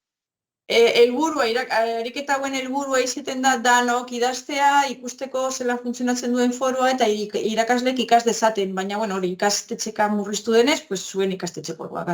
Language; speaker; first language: Basque; native; Basque